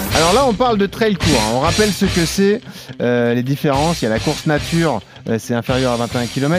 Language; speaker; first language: French; native; French